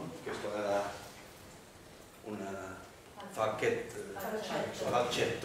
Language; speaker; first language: Italian; non-native, learner; Spanish